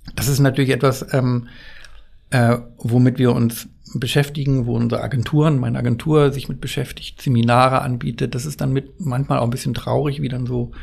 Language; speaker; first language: German; native; German